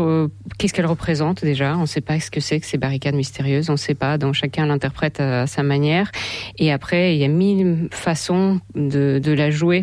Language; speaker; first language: French; non-native, fluent; Ukrainian